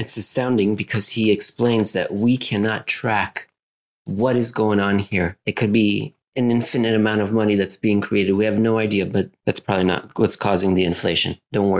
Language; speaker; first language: English; native; English